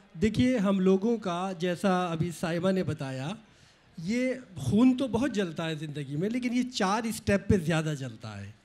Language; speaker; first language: Hindi; native; Hindi